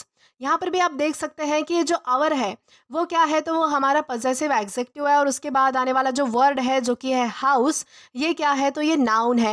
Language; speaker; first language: Hindi; native; Hindi